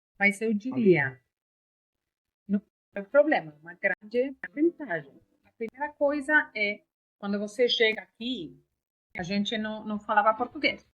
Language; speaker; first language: Portuguese; non-native, learner; Spanish